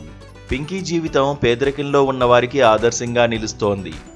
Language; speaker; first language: Telugu; native; Telugu